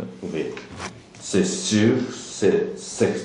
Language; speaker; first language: French; non-native, learner; Japanese